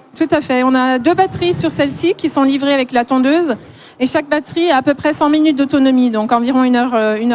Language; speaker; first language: French; native; French